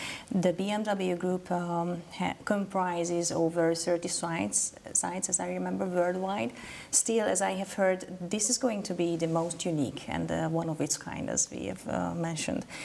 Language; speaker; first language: English; non-native, fluent; Hungarian